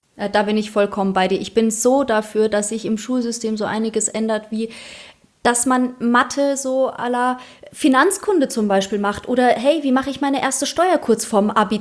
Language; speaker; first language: German; early bilingual, other home language; Russian